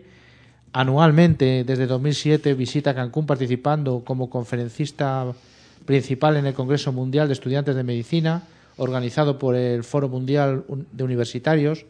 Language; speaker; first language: Spanish; native; Spanish